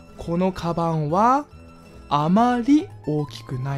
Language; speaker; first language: Japanese; non-native, fluent; Chinese